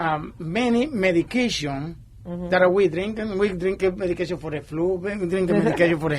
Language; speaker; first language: English; non-native, learner; Spanish